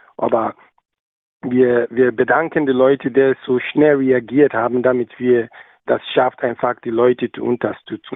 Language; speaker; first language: German; non-native, learner; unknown